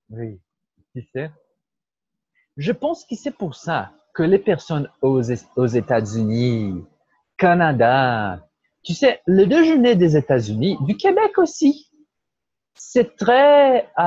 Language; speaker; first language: French; non-native, fluent; Portuguese